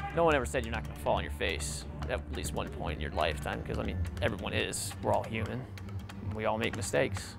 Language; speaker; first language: English; native; English